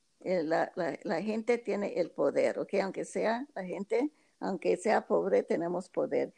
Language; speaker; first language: Spanish; early bilingual, heritage; Spanish